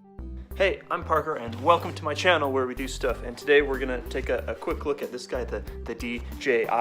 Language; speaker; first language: English; native; English